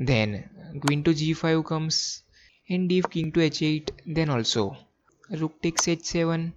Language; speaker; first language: English; non-native, fluent; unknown